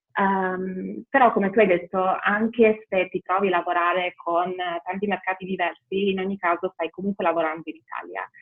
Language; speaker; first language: Italian; early bilingual, other home language; Albanian